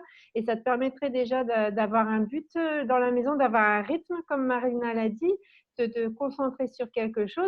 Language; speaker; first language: French; native; French